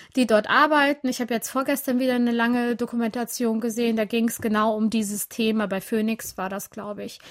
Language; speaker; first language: German; early bilingual, other home language; Albanian